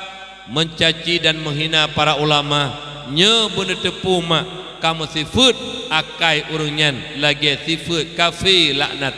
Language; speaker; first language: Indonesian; non-native, local second language; Achinese